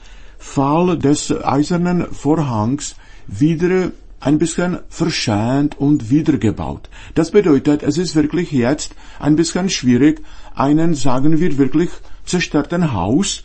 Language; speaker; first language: German; non-native, fluent; Czech